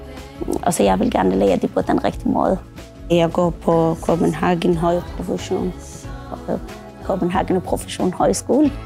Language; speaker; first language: Danish; non-native, fluent; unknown